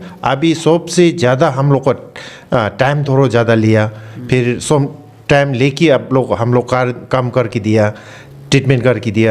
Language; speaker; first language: Hindi; non-native, fluent; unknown